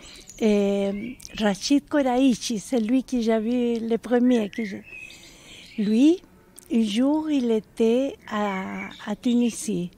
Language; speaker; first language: French; non-native, fluent; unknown